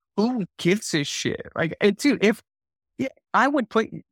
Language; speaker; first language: English; native; English